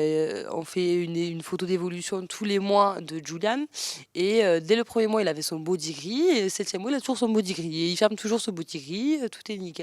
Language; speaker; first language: French; native; French